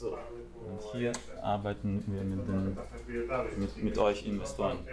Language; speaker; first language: German; non-native, fluent; Latvian